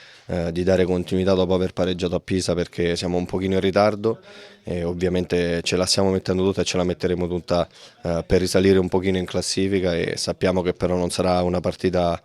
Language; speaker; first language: Italian; native; Italian